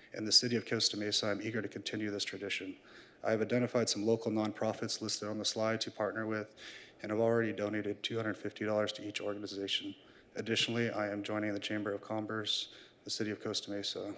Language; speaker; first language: English; native; English